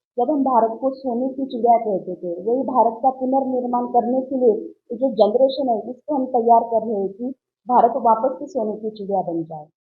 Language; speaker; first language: Hindi; non-native, local second language; Marathi